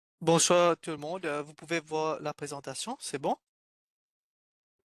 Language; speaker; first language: French; non-native, fluent; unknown